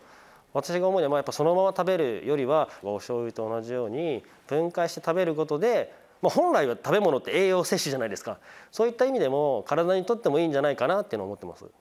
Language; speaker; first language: Japanese; native; Japanese